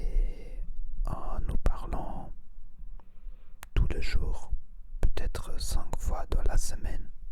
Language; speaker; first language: French; non-native, learner; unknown